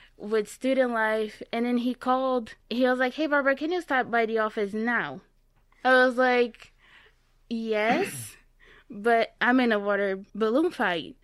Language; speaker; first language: English; non-native, fluent; Portuguese